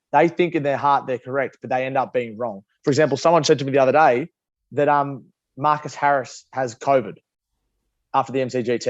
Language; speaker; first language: English; native; English